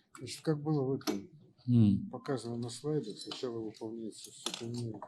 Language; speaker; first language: Russian; native; Russian